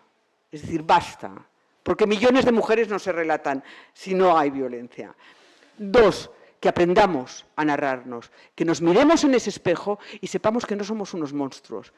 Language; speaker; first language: Spanish; native; Spanish